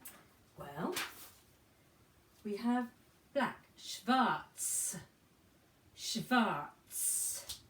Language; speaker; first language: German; non-native, fluent; English